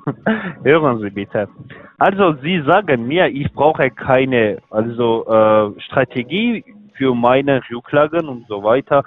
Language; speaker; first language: German; non-native, learner; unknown